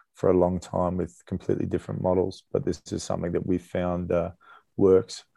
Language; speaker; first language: English; native; English